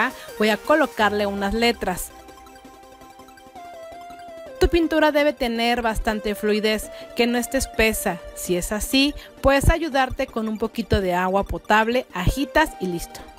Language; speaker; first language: Spanish; native; Spanish